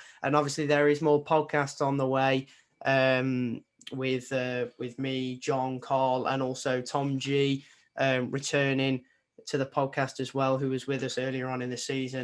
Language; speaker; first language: English; native; English